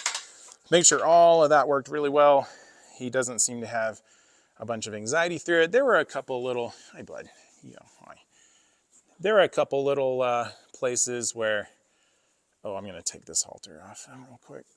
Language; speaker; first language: English; native; English